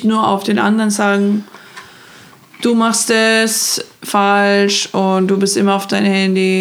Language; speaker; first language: German; non-native, fluent; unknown